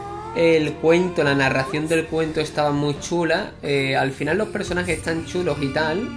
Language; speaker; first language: Spanish; native; Spanish